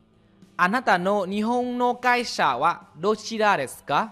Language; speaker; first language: Japanese; non-native, fluent; Vietnamese